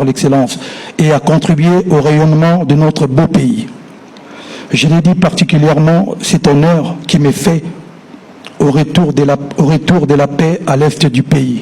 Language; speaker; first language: French; non-native, local second language; Lingala